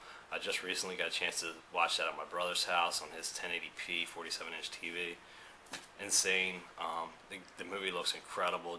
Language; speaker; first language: English; early bilingual, other home language; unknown